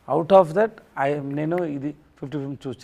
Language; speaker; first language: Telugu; non-native, learner; Tamil